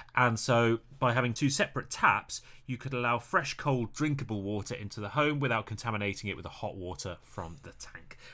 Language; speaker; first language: English; native; English